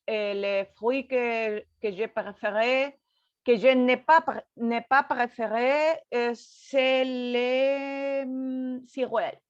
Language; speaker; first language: French; non-native, learner; Spanish